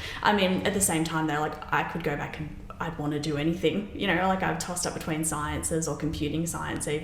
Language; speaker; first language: English; native; English